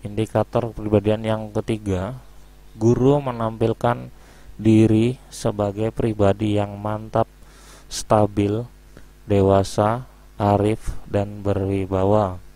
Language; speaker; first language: Indonesian; native; Indonesian